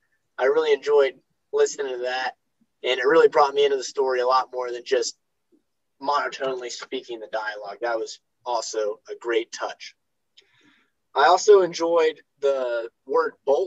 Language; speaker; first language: English; native; English